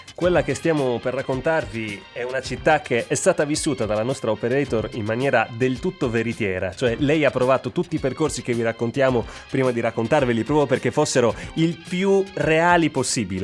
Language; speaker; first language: Italian; native; Italian